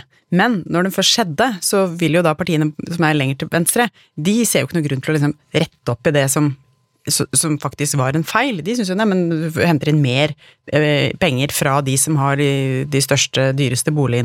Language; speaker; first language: Norwegian; native; Norwegian